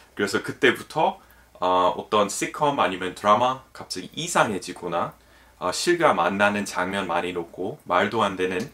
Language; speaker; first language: Korean; non-native, fluent; English